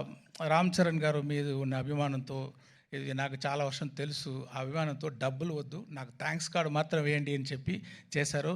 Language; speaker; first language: Telugu; non-native, fluent; Tamil